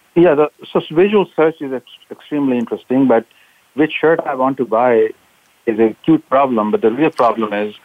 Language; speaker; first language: English; non-native, local second language; Urdu